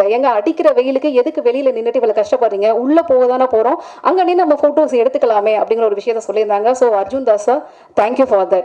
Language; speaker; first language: Tamil; native; Tamil